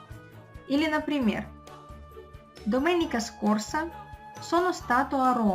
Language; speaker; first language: Italian; non-native, fluent; Russian